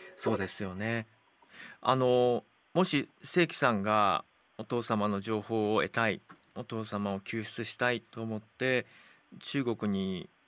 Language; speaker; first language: Japanese; native; Japanese